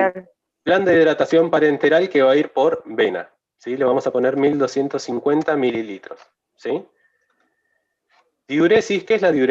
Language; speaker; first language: Spanish; native; Spanish